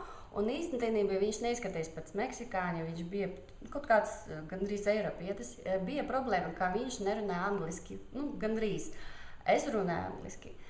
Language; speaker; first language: Latvian; non-native, local second language; Russian